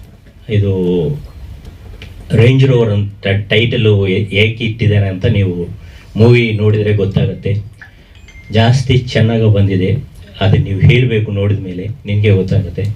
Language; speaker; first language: Kannada; non-native, fluent; Telugu